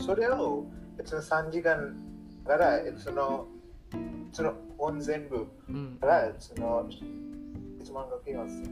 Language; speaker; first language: Japanese; non-native, learner; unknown